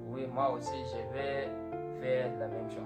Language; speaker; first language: French; non-native, learner; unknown